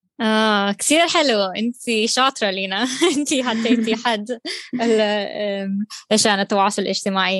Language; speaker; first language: Arabic; non-native, learner; English